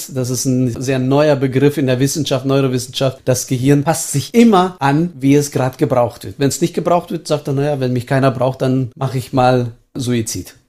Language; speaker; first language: German; early bilingual, heritage; Estonian